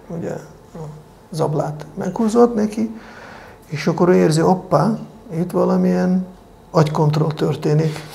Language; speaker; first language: Hungarian; non-native, fluent; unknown